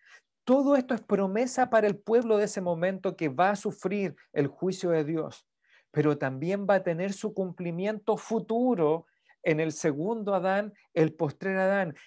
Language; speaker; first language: Spanish; native; Spanish